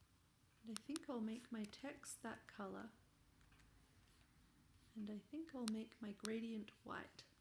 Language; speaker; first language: English; native; English